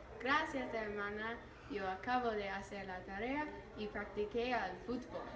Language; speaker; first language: Spanish; non-native, learner; English